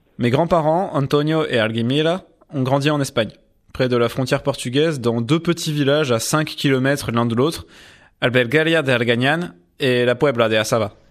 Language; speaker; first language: French; native; French